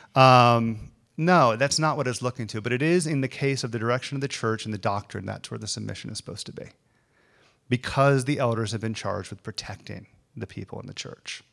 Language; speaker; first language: English; native; English